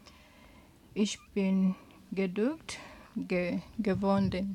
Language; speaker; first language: German; non-native, learner; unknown